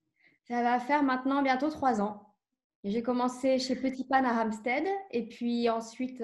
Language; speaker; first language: French; native; French